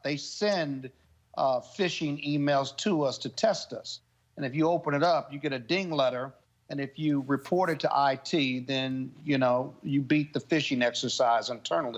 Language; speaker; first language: English; native; English